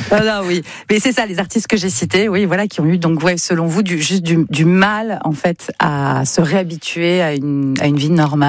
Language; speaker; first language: French; native; French